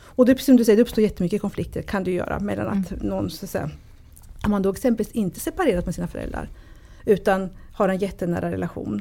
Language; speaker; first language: Swedish; early bilingual, other home language; Italian